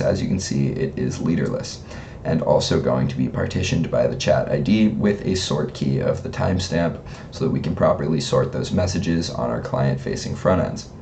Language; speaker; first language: English; native; English